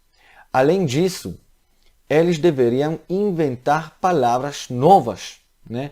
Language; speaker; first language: Portuguese; non-native, fluent; Hebrew